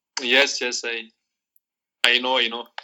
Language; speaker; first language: English; non-native, learner; Arabic